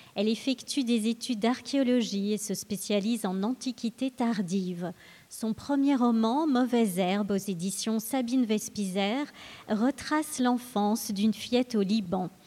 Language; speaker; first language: French; native; French